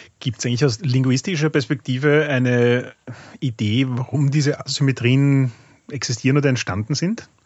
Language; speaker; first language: German; native; German